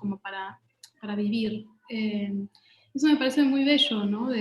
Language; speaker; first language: Spanish; native; Spanish